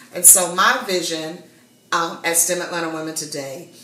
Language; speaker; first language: English; native; English